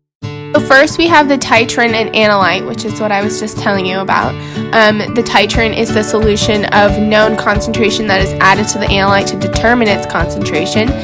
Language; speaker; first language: English; native; English